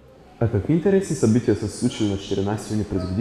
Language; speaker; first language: Bulgarian; native; Bulgarian